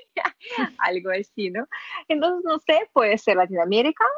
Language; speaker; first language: Spanish; non-native, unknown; Russian